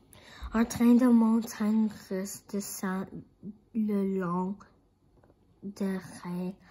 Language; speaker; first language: French; non-native, learner; English